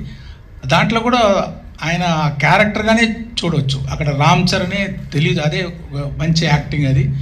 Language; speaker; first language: Telugu; non-native, local second language; Tamil